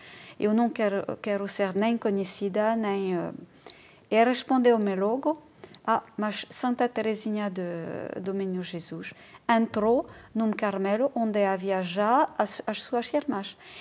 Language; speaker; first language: Portuguese; non-native, fluent; French